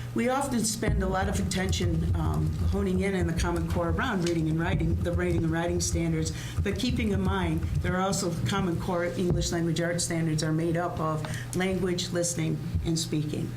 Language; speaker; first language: English; native; English